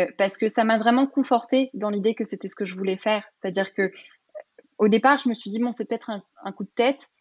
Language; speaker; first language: French; early bilingual, other home language; Arabic